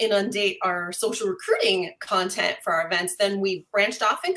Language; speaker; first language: English; native; English